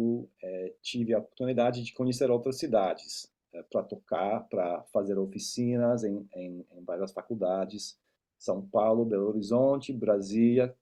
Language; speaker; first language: Portuguese; non-native, fluent; English